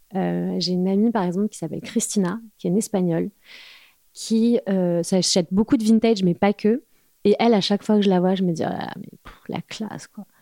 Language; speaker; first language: French; native; French